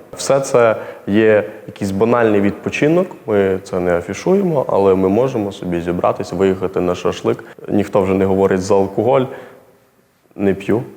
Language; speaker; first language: Ukrainian; native; Ukrainian